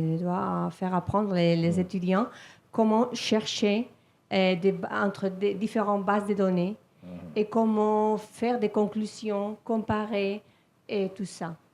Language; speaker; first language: French; non-native, fluent; Spanish